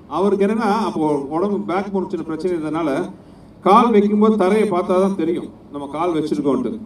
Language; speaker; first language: Tamil; native; Tamil